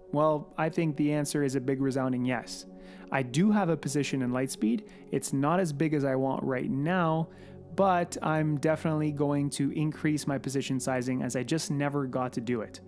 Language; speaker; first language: English; native; English